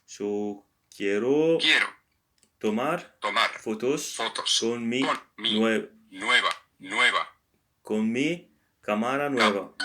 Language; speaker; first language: Spanish; non-native, learner; English